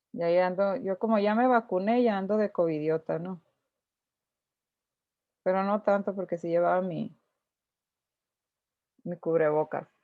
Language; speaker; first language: Spanish; native; Spanish